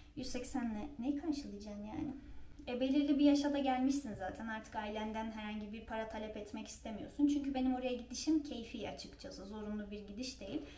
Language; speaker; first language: Turkish; native; Turkish